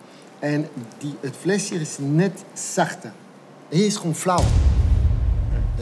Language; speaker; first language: Dutch; non-native, fluent; French